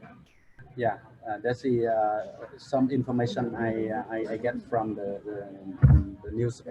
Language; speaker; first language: English; non-native, learner; Vietnamese